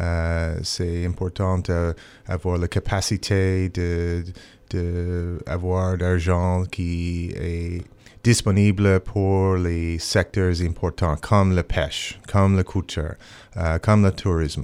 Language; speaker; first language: French; non-native, local second language; English